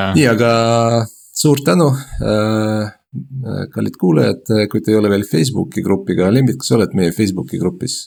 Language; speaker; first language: Estonian; non-native, local second language; Russian